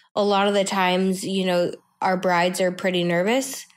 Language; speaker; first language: English; native; English